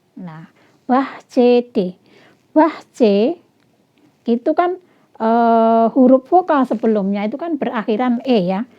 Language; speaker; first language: Indonesian; native; Indonesian